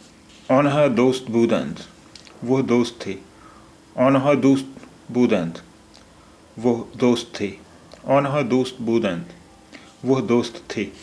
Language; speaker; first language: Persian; non-native, fluent; Urdu